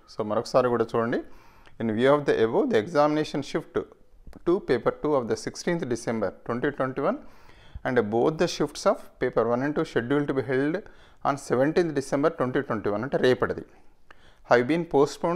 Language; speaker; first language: English; non-native, local second language; Telugu